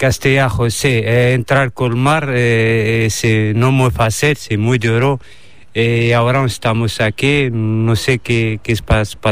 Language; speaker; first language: Spanish; non-native, learner; Arabic